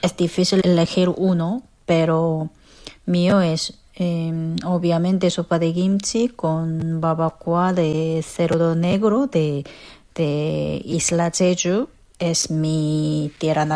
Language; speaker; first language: Spanish; non-native, learner; Korean